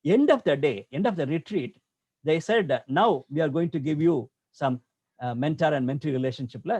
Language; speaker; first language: English; non-native, local second language; Tamil